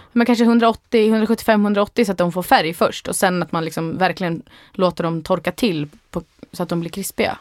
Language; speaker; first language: Swedish; native; Swedish